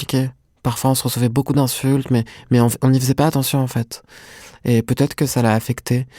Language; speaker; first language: French; non-native, local second language; Arabic